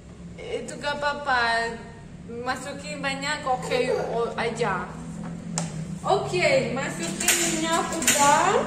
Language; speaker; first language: Indonesian; non-native, learner; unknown